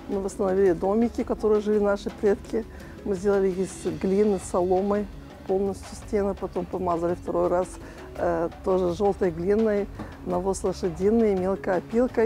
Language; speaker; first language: Russian; non-native, local second language; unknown